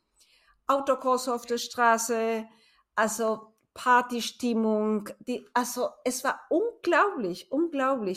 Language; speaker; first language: German; non-native, fluent; Spanish